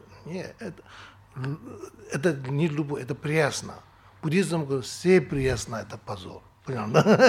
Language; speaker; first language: Russian; non-native, learner; Tibetan